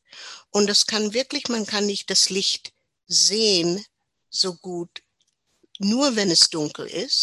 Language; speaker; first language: German; non-native, learner; English